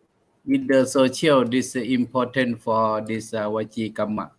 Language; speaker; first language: English; non-native, learner; Thai